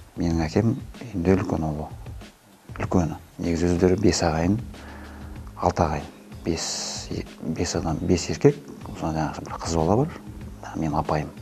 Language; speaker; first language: Kazakh; non-native, local second language; Russian